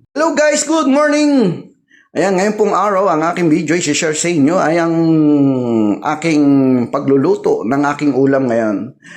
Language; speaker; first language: Filipino; non-native, local second language; Cebuano